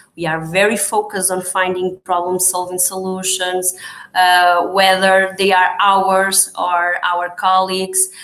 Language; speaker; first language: English; non-native, fluent; Portuguese